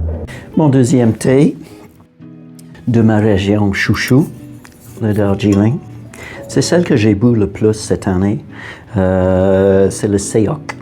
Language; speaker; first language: French; non-native, fluent; English